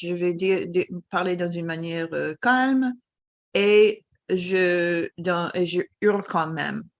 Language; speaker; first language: French; non-native, fluent; English